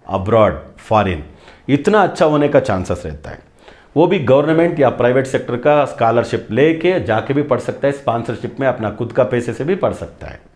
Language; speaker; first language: Hindi; non-native, local second language; Kannada